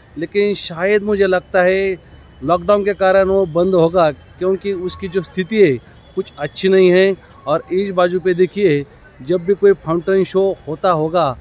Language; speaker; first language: Hindi; non-native, local second language; Marathi